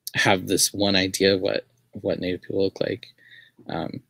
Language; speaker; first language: English; native; English